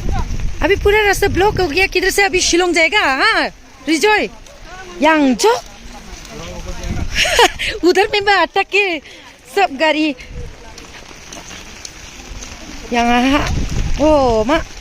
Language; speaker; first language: Hindi; non-native, local second language; Mizo